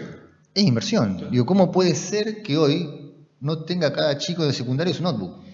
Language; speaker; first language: Spanish; native; Spanish